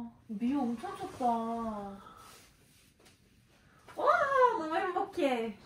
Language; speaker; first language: Korean; non-native, fluent; Turkish